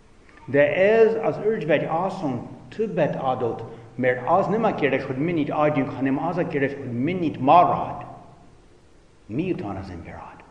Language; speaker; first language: Hungarian; non-native, fluent; English